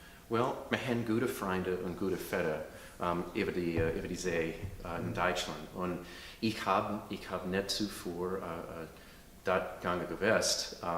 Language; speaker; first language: German; early bilingual, heritage; English